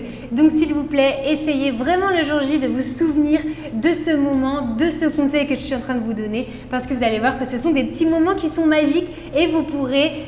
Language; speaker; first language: French; native; French